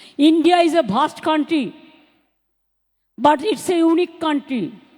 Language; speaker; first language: English; non-native, local second language; Bangla